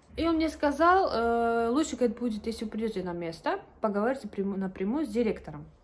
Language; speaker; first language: Russian; non-native, local second language; Georgian